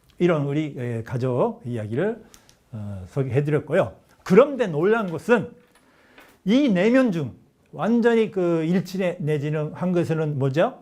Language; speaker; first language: Korean; non-native, fluent; Japanese